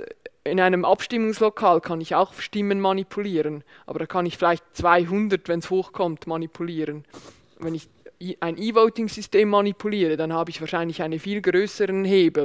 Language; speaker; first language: German; native; German